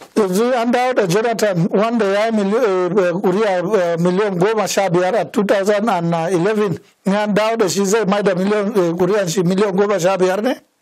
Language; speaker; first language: Hausa; non-native, local second language; Fula